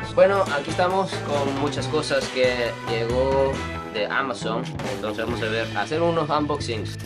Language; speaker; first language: Spanish; non-native, fluent; Japanese